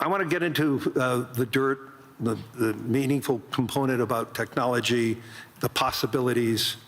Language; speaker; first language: English; native; English